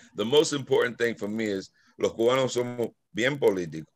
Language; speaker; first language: English; native; English